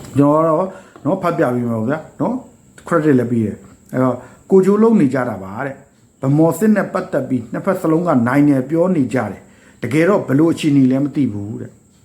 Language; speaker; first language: Burmese; native; Burmese